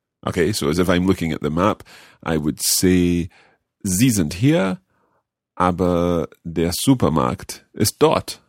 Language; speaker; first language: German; non-native, learner; English